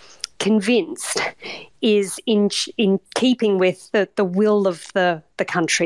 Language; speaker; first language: English; native; English